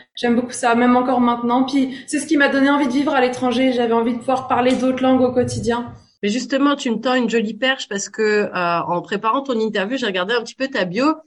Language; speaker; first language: French; native; French